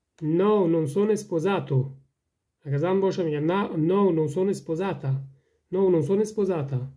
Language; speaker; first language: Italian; non-native, learner; Persian